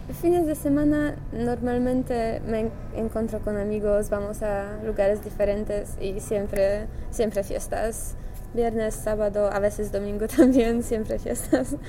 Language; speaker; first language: Spanish; non-native, learner; Polish